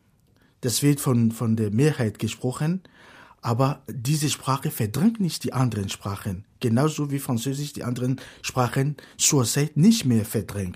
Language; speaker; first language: German; non-native, fluent; Fon